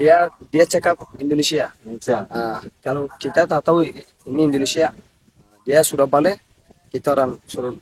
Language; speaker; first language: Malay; non-native, learner; Rohingya